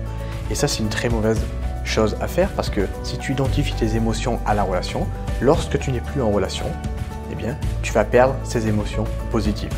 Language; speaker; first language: French; native; French